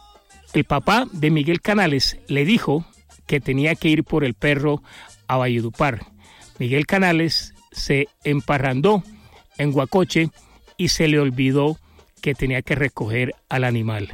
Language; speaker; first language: Spanish; native; Spanish